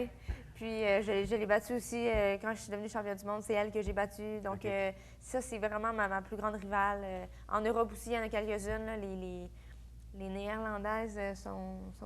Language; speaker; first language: French; native; French